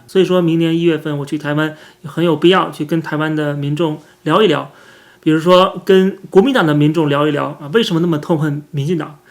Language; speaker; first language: Chinese; native; Chinese